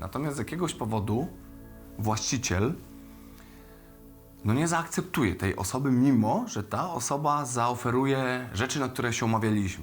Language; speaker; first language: Polish; native; Polish